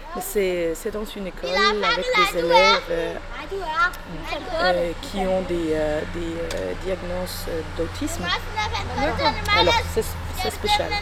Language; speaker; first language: French; non-native, fluent; Danish